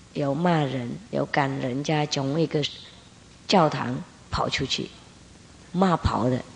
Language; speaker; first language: Chinese; non-native, fluent; Vietnamese